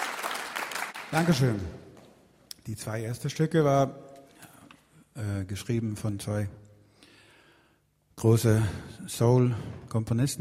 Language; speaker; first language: German; non-native, fluent; Swedish